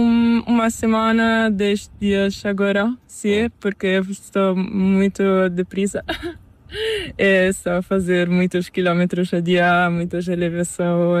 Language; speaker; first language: Spanish; non-native, learner; Italian